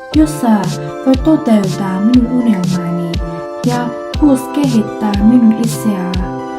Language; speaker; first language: Finnish; non-native, learner; Vietnamese